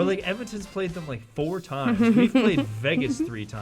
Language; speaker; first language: English; native; English